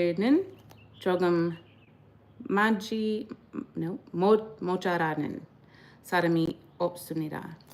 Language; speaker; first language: Korean; non-native, learner; English